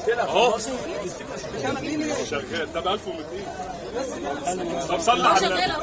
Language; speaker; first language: Arabic; native; Arabic